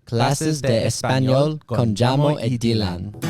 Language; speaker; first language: Spanish; non-native, learner; English